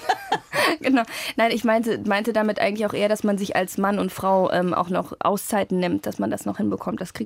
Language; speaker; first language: German; native; German